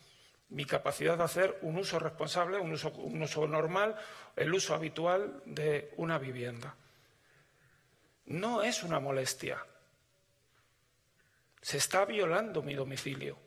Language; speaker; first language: Spanish; native; Spanish